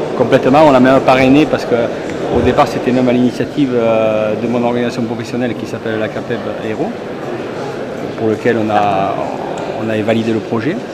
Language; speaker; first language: French; native; French